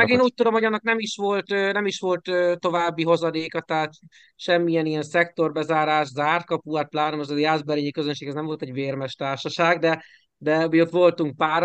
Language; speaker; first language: Hungarian; native; Hungarian